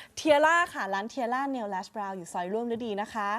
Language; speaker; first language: Thai; native; Thai